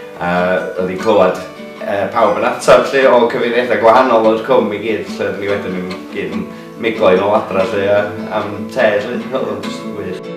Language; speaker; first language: Welsh; native; Welsh